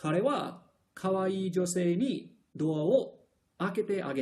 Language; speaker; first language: Japanese; non-native, fluent; English